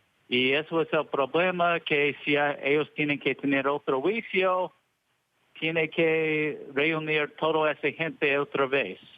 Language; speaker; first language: Spanish; early bilingual, heritage; Spanish